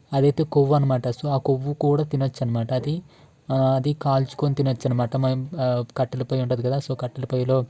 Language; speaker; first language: Telugu; non-native, local second language; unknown